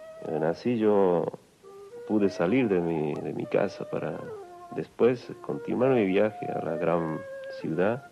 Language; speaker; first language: Spanish; non-native, local second language; Quechua